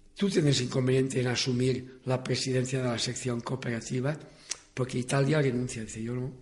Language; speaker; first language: Spanish; non-native, local second language; Catalan